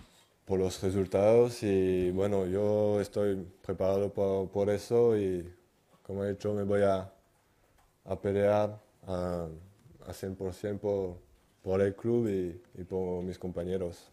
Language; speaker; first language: Spanish; non-native, fluent; French